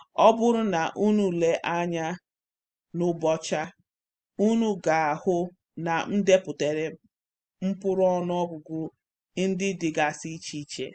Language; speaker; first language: Igbo; non-native, learner; English